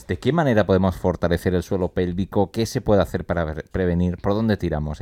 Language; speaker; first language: Spanish; native; Spanish